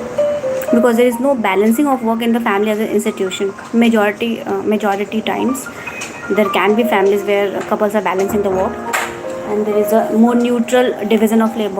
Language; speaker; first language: English; non-native, local second language; Hindi